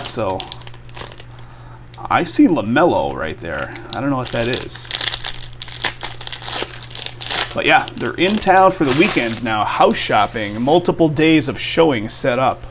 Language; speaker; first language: English; native; English